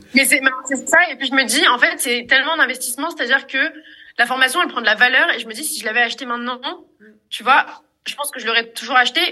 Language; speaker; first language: French; native; French